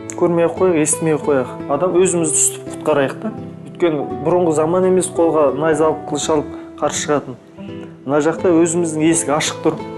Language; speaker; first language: Kazakh; native; Kazakh